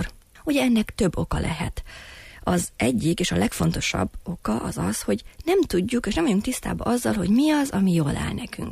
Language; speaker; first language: Hungarian; native; Hungarian